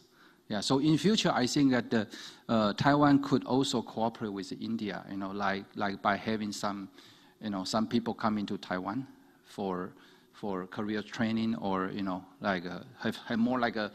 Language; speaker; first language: English; non-native, fluent; Chinese